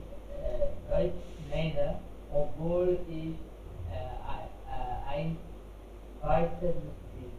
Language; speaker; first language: German; non-native, learner; Hindi